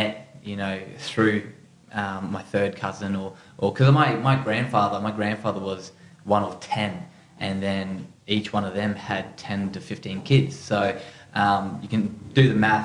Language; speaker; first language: English; native; English